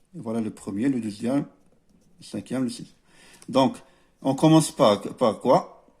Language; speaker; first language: French; non-native, local second language; Arabic